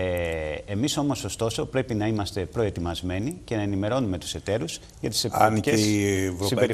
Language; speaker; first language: Greek; native; Greek